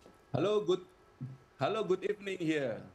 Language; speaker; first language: English; non-native, fluent; Indonesian